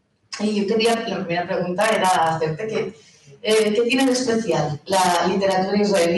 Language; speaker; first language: Spanish; native; Spanish